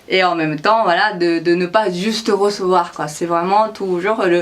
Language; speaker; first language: French; non-native, fluent; Japanese